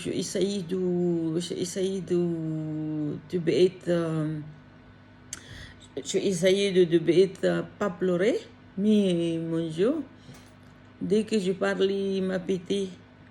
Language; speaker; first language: French; non-native, learner; Filipino